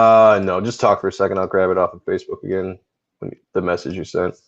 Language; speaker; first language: English; native; English